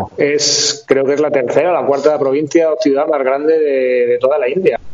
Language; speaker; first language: Spanish; native; Spanish